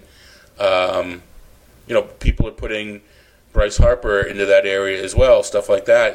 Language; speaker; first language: English; native; English